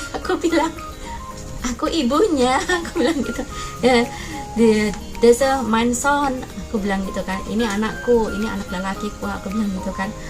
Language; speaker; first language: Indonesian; non-native, local second language; Javanese